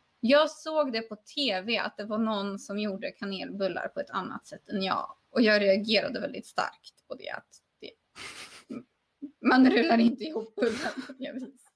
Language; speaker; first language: Swedish; non-native, fluent; Polish